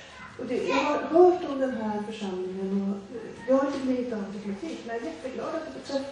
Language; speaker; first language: Swedish; early bilingual, other home language; Portuguese